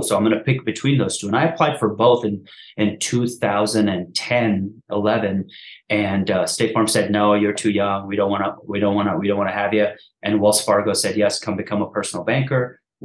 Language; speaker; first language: English; early bilingual, other home language; Persian